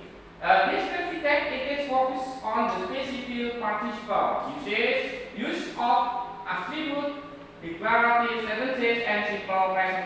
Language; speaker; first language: English; non-native, learner; Indonesian